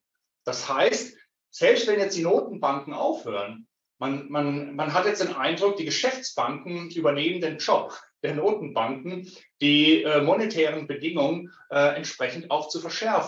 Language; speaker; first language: German; native; German